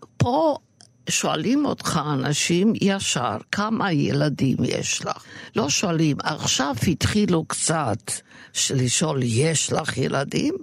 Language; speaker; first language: Hebrew; non-native, fluent; Yiddish